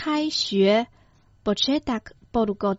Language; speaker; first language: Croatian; non-native, fluent; Chinese